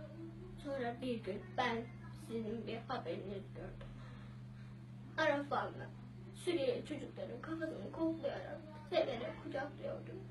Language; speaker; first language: Turkish; early bilingual, other home language; Uyghur